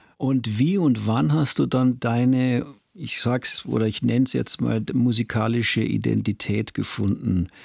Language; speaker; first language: German; native; German